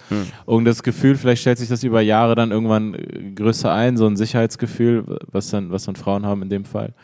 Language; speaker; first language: German; native; German